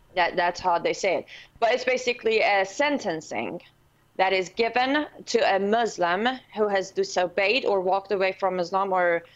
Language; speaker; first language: English; non-native, fluent; Persian